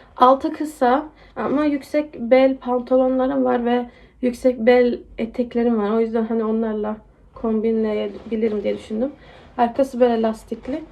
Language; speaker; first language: Turkish; early bilingual, heritage; Turkish